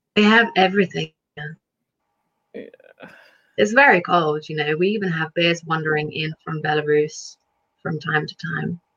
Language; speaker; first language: English; early bilingual, other home language; Lithuanian